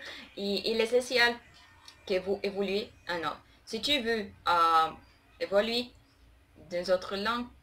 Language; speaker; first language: French; non-native, learner; Portuguese